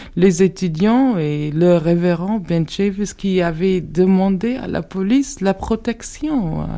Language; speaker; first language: French; non-native, fluent; English